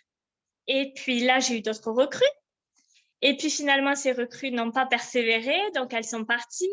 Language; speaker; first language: French; native; French